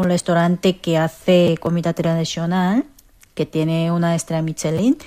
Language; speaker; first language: Spanish; non-native, fluent; Korean